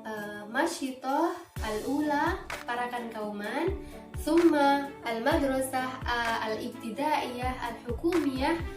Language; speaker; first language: Arabic; non-native, fluent; Indonesian